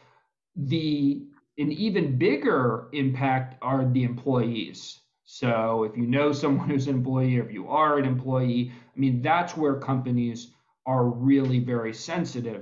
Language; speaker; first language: English; native; English